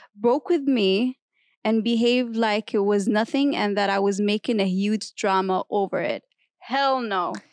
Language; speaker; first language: English; non-native, fluent; Arabic